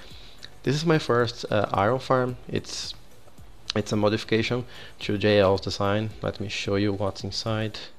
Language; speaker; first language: English; non-native, fluent; Portuguese